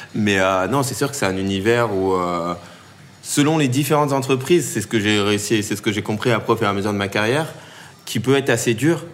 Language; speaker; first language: French; native; French